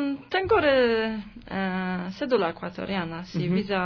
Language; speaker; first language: Spanish; non-native, learner; Polish